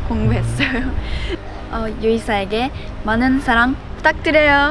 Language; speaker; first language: Korean; non-native, fluent; Japanese